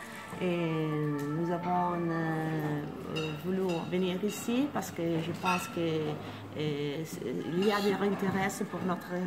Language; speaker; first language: French; non-native, learner; Italian